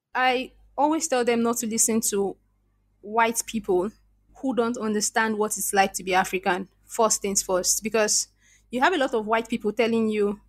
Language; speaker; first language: English; non-native, local second language; Igbo